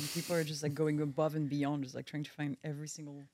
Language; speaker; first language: English; non-native, fluent; French